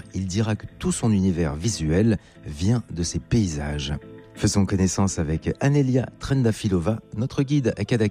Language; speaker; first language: French; native; French